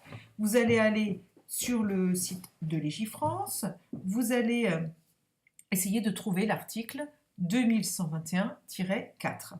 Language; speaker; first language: French; native; French